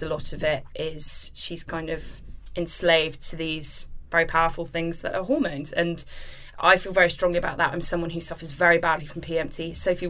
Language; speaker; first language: English; native; English